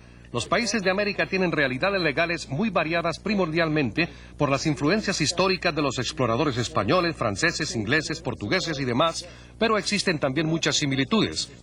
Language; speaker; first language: Spanish; native; Spanish